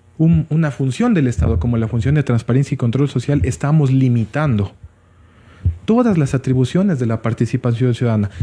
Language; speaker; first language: Spanish; native; Spanish